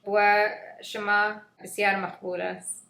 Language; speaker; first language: Persian; non-native, learner; English